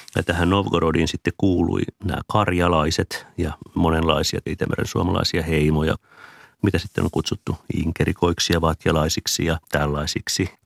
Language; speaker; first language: Finnish; native; Finnish